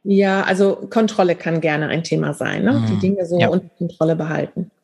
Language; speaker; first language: German; native; German